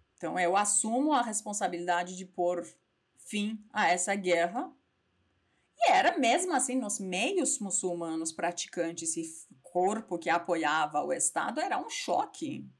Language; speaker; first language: Portuguese; non-native, fluent; Persian